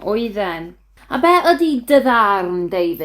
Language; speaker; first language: Welsh; non-native, learner; English